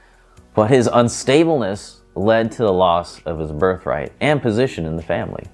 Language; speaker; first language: English; native; English